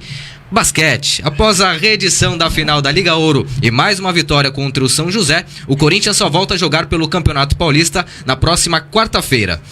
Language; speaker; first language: Portuguese; native; Portuguese